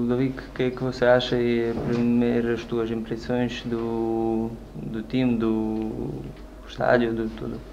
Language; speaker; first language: Portuguese; non-native, fluent; Romanian